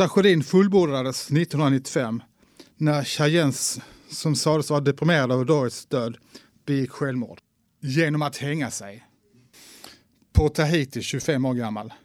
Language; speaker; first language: Swedish; native; Swedish